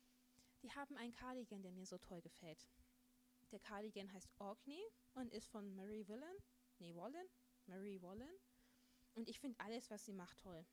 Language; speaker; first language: German; native; German